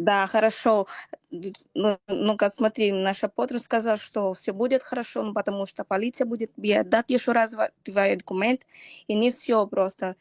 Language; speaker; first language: Russian; non-native, learner; Portuguese